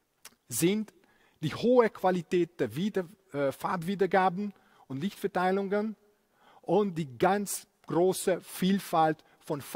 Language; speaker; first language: German; non-native, fluent; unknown